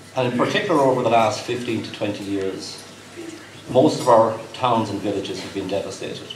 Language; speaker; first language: English; native; English